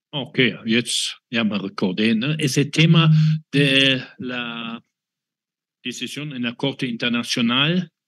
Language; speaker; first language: Spanish; non-native, fluent; German